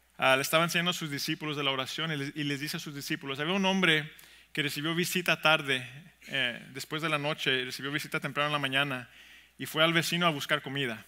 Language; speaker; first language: Spanish; early bilingual, heritage; Spanish